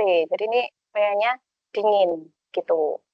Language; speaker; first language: Indonesian; native; Indonesian